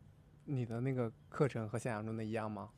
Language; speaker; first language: Chinese; native; Chinese